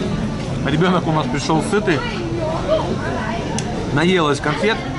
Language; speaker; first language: Russian; native; Russian